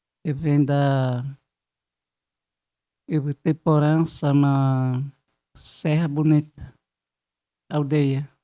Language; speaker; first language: Portuguese; non-native, local second language; Guarani